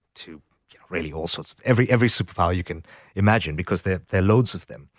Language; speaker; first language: English; native; English